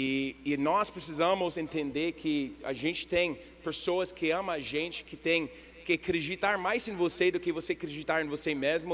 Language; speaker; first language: Portuguese; non-native, learner; English